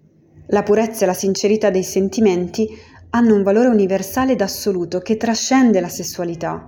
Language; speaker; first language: Italian; native; Italian